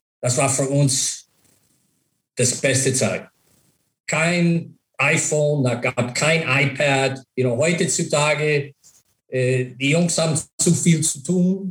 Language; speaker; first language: German; non-native, fluent; English